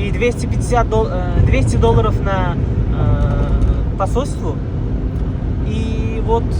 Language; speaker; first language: Russian; non-native, learner; Uzbek